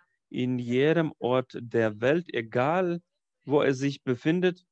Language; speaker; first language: German; non-native, fluent; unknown